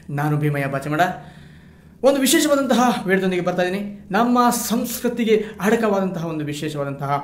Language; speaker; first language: Kannada; non-native, local second language; Kodava